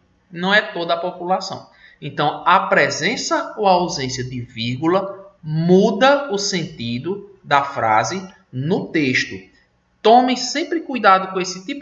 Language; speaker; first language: Portuguese; native; Portuguese